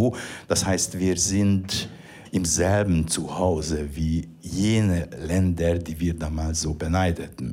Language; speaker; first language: German; non-native, fluent; Hungarian